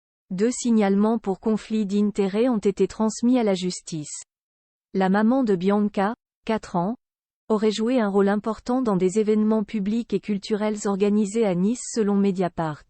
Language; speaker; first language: French; native; French